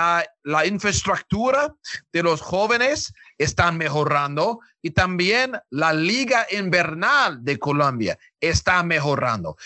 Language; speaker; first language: Spanish; non-native, learner; English